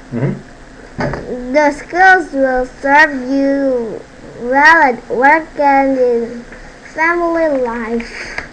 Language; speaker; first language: English; non-native, learner; Korean